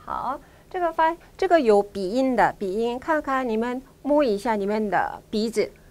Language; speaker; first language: Chinese; non-native, fluent; Korean